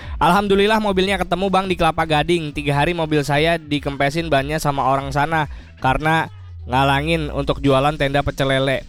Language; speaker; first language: Indonesian; native; Indonesian